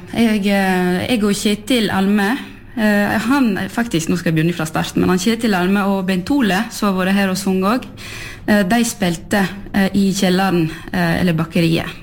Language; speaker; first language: Norwegian; early bilingual, heritage; French